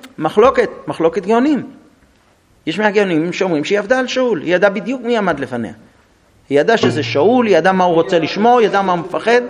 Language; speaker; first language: Hebrew; non-native, fluent; English